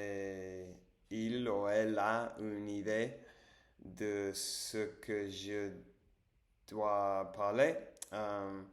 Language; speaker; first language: French; non-native, learner; English